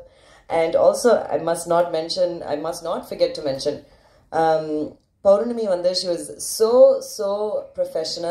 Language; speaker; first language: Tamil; early bilingual, heritage; Tamil